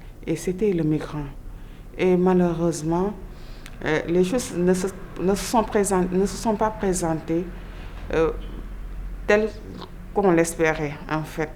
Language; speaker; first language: French; non-native, local second language; Wolof